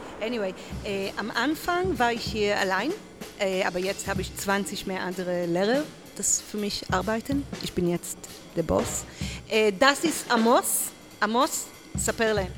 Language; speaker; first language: German; non-native, learner; Hebrew